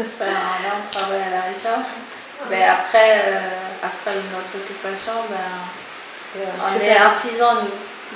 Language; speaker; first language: French; non-native, local second language; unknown